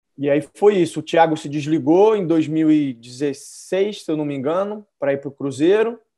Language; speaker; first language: Portuguese; native; Portuguese